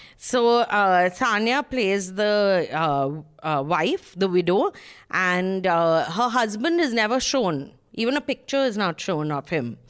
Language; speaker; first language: English; native; English